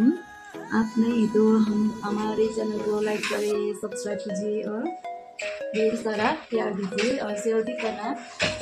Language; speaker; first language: Hindi; non-native, local second language; Nepali